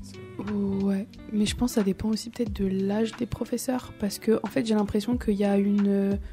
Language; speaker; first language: French; native; French